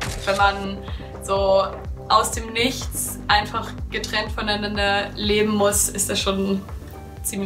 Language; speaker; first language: German; native; German